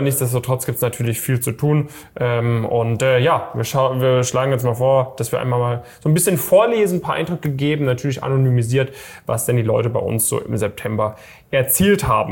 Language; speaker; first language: German; native; German